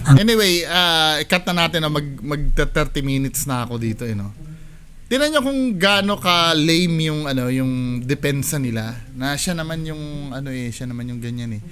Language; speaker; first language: Filipino; native; Filipino